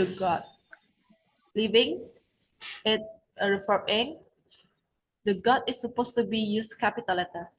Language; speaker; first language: English; non-native, learner; Indonesian